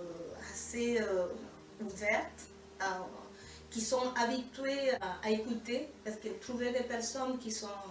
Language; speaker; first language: French; non-native, fluent; Spanish